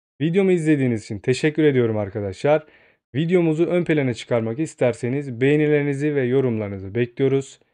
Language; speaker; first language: Turkish; native; Turkish